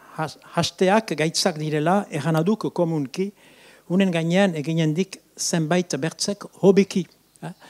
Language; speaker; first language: Basque; native; Basque